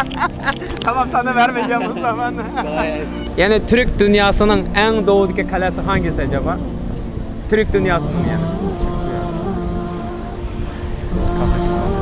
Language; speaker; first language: Turkish; non-native, fluent; Uyghur